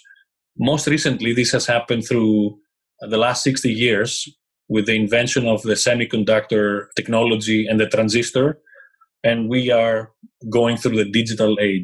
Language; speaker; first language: English; non-native, fluent; Greek